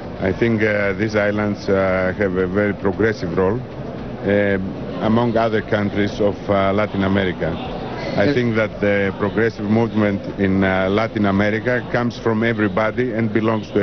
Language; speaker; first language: English; non-native, fluent; Greek